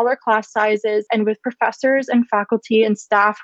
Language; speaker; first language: English; native; English